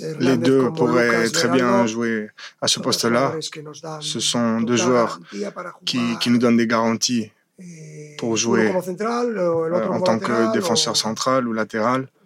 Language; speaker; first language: French; non-native, fluent; Spanish